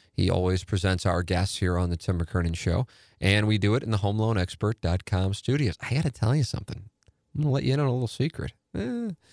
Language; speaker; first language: English; native; English